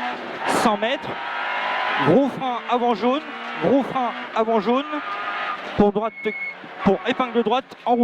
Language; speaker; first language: French; native; French